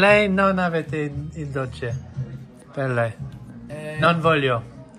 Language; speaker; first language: Italian; non-native, learner; English